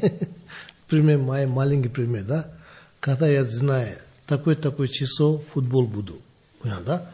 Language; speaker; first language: Russian; non-native, learner; Tibetan